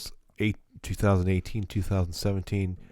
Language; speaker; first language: English; native; English